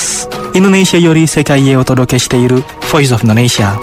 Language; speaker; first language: Japanese; non-native, fluent; Indonesian